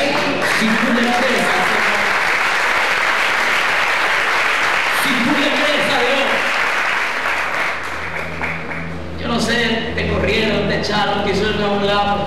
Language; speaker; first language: Spanish; native; Spanish